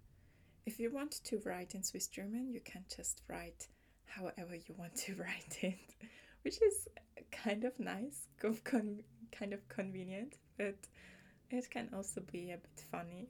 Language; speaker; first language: English; non-native, fluent; German